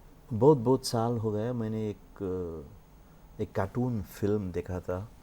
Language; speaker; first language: Hindi; non-native, local second language; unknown